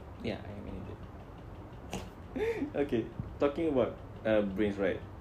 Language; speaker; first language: English; non-native, local second language; Malay